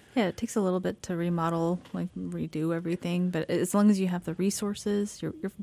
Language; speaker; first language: English; native; English